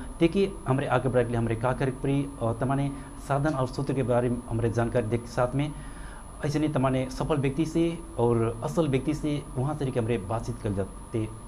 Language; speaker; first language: Bhojpuri; non-native, local second language; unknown